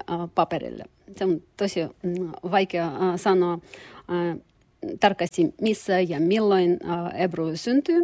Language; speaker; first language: Finnish; non-native, learner; Russian